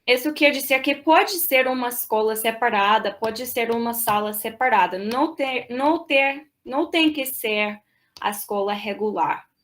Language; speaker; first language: Portuguese; non-native, fluent; English